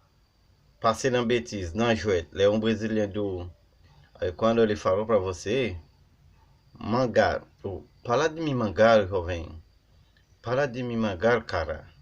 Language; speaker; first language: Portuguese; non-native, learner; Haitian Creole